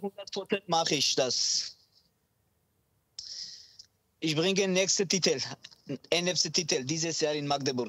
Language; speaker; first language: German; non-native, learner; Georgian